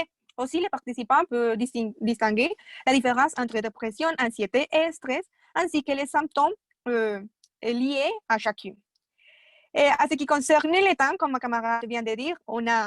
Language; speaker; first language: French; non-native, fluent; Spanish